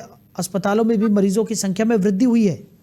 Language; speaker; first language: Hindi; native; Hindi